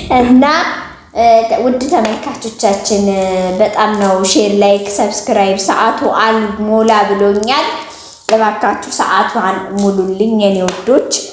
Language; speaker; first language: Amharic; native; Amharic